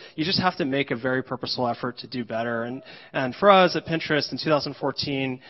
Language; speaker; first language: English; native; English